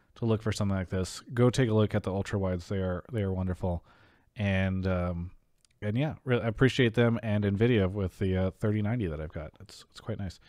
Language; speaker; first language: English; native; English